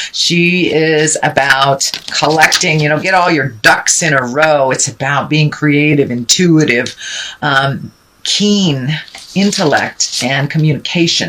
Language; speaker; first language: English; native; English